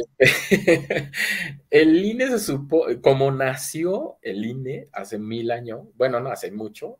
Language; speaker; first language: Spanish; native; Spanish